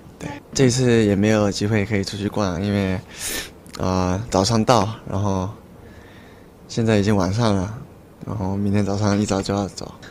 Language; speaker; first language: Chinese; early bilingual, heritage; Chinese